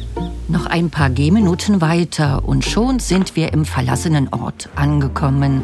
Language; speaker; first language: German; native; German